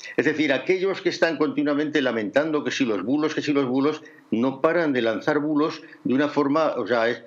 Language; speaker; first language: Spanish; native; Spanish